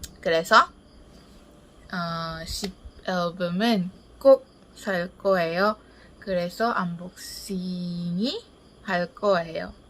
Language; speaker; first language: Korean; non-native, learner; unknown